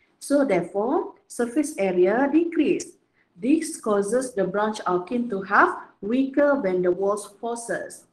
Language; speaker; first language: English; non-native, local second language; Malay